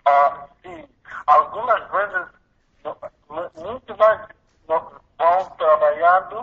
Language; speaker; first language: Spanish; non-native, learner; Portuguese